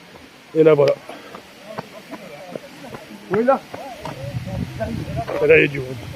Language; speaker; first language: French; native; French